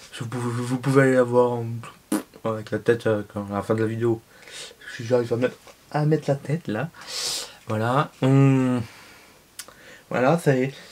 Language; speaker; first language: French; native; French